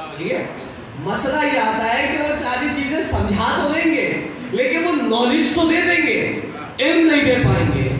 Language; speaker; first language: Urdu; native; Urdu